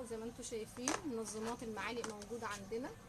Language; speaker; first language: Arabic; native; Arabic